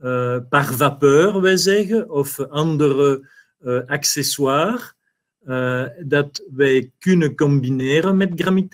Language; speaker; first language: Dutch; non-native, learner; French